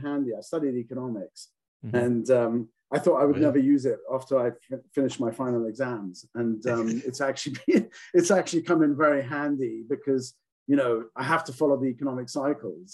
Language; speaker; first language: English; native; English